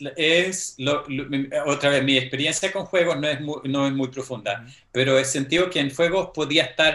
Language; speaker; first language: Spanish; early bilingual, heritage; Spanish